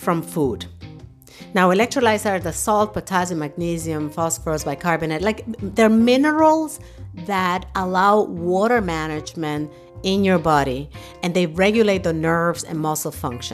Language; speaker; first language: English; early bilingual, other home language; Spanish